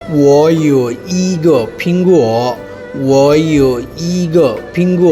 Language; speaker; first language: Chinese; non-native, learner; Bangla